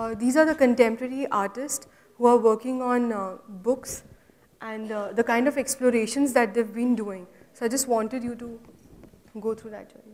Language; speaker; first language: English; non-native, local second language; Hindi